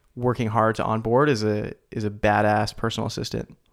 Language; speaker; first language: English; native; English